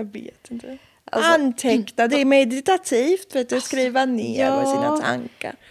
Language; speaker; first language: Swedish; native; Swedish